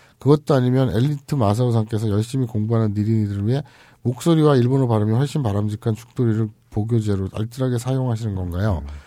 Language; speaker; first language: Korean; native; Korean